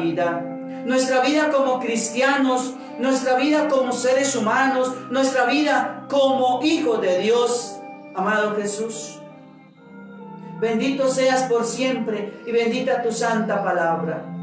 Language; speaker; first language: Spanish; native; Spanish